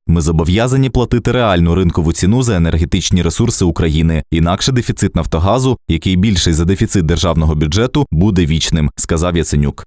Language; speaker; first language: Ukrainian; native; Ukrainian